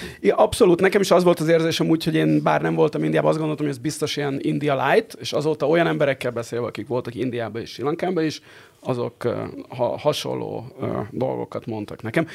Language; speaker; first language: Hungarian; native; Hungarian